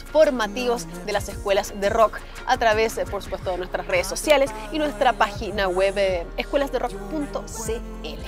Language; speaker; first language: Spanish; native; Spanish